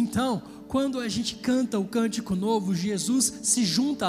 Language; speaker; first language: Portuguese; native; Portuguese